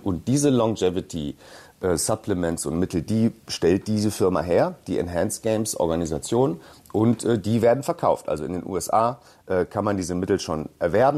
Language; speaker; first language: German; native; German